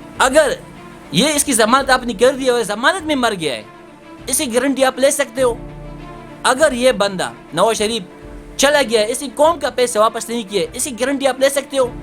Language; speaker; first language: Urdu; non-native, local second language; Pashto